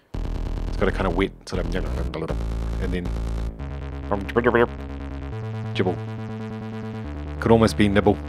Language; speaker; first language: English; native; English